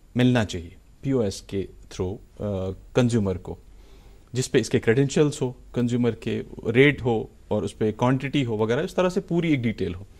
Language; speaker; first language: Hindi; non-native, local second language; Kashmiri